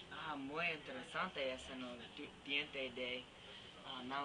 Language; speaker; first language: Spanish; non-native, learner; English